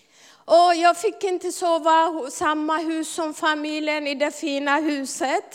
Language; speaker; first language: Swedish; non-native, fluent; Amharic